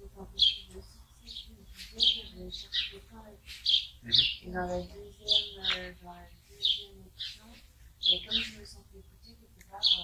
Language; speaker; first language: French; native; French